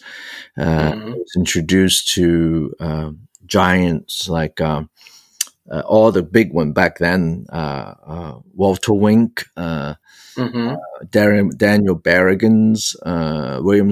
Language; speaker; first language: English; non-native, local second language; Cantonese